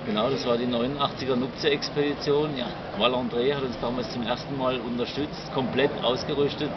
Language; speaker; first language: German; native; German